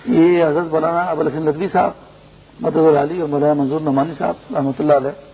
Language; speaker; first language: Urdu; non-native, local second language; Pashto